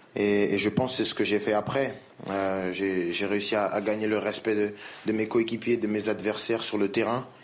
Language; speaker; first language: French; native; French